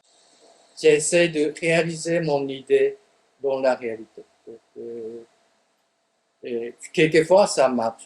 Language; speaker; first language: French; non-native, fluent; Japanese